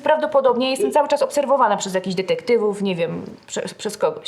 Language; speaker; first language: Polish; native; Polish